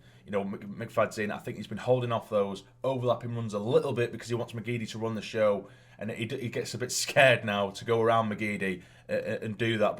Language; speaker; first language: English; native; English